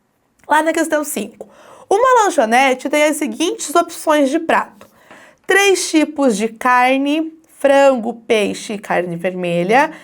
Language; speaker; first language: Portuguese; native; Portuguese